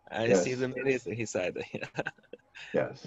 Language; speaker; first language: English; non-native, learner; Chinese